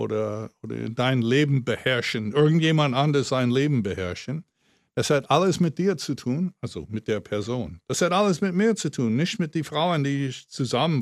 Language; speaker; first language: German; non-native, fluent; English